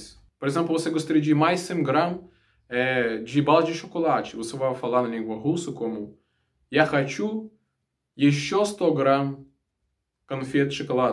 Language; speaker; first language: Portuguese; non-native, learner; Russian